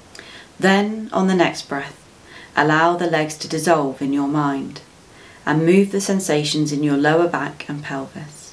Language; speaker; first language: English; native; English